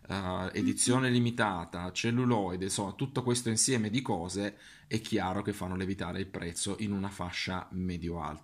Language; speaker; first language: Italian; native; Italian